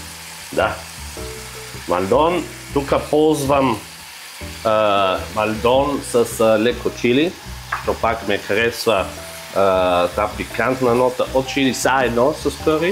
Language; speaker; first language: Bulgarian; non-native, learner; German